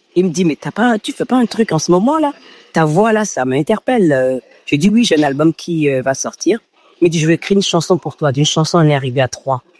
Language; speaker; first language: French; non-native, local second language; Fon